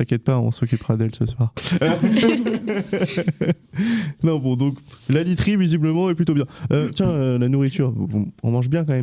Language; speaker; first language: French; native; French